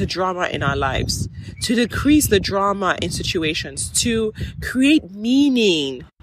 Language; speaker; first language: English; non-native, local second language; Yoruba